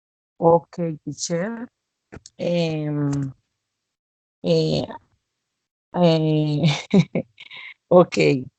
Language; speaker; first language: English; non-native, learner; Spanish